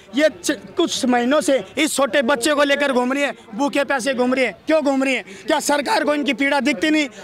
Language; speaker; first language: Hindi; native; Hindi